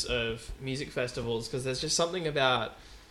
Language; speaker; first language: English; native; English